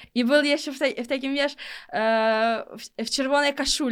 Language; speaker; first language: Polish; early bilingual, other home language; Russian